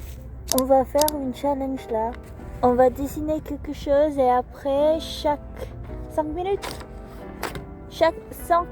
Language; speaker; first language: French; non-native, learner; Indonesian